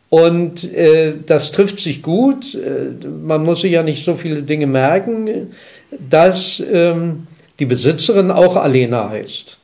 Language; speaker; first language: German; native; German